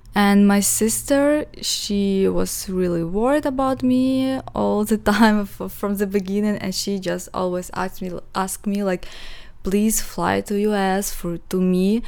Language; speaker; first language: English; non-native, learner; Ukrainian